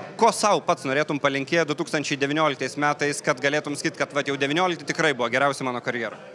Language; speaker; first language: Lithuanian; native; Lithuanian